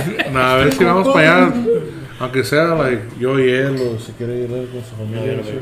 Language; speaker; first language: Spanish; early bilingual, heritage; Spanish